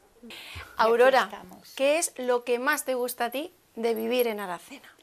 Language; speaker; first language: Spanish; native; Spanish